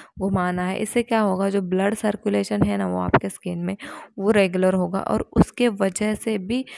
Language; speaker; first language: Hindi; non-native, local second language; Marathi